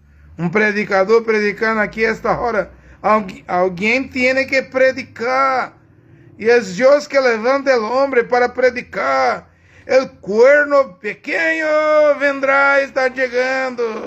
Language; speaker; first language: Spanish; non-native, learner; Portuguese